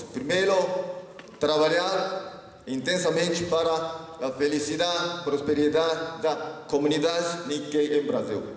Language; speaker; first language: Spanish; non-native, learner; Japanese